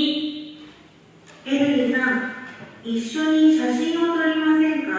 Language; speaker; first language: Japanese; non-native, learner; Indonesian